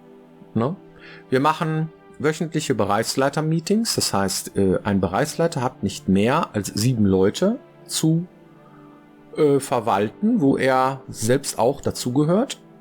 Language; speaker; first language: German; native; German